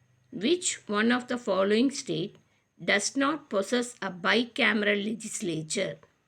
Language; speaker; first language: English; non-native, local second language; Tamil